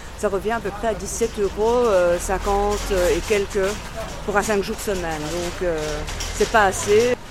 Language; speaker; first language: French; native; French